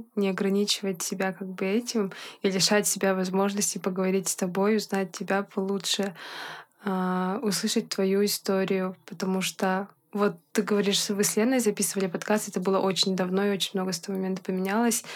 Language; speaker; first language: Russian; non-native, local second language; Yakut